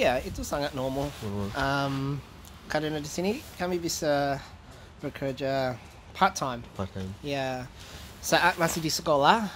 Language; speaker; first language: Indonesian; non-native, fluent; English